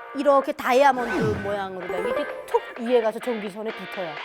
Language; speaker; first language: Korean; native; Korean